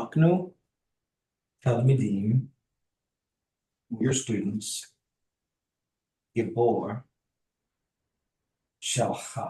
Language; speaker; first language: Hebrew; non-native, learner; English